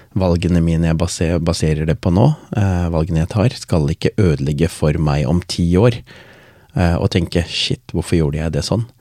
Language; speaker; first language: Norwegian; non-native, local second language; Tamil